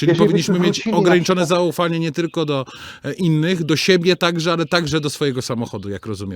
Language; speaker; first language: Polish; native; Polish